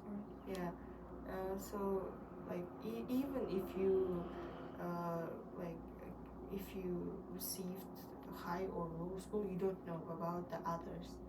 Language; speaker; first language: English; non-native, learner; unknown